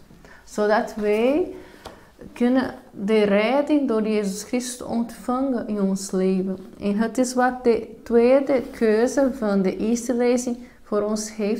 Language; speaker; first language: Dutch; non-native, fluent; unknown